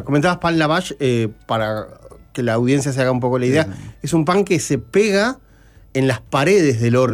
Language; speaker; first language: Spanish; native; Spanish